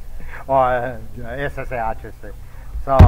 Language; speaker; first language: Spanish; non-native, fluent; English